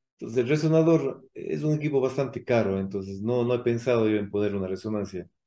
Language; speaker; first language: Spanish; native; Spanish